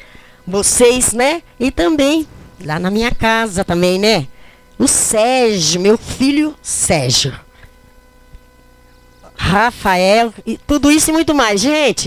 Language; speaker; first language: Portuguese; native; Portuguese